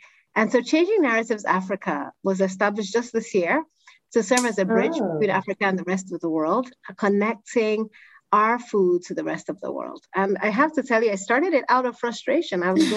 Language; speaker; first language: English; non-native, local second language; Igbo